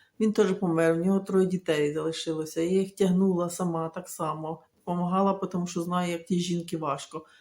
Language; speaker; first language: Ukrainian; native; Ukrainian